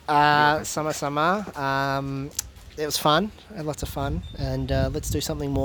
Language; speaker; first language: English; native; English